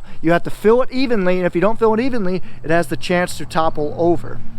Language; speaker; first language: English; native; English